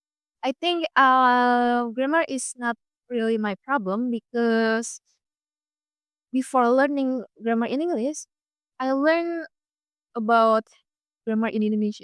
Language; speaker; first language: English; non-native, fluent; Indonesian